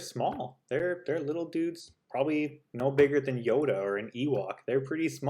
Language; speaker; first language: English; native; English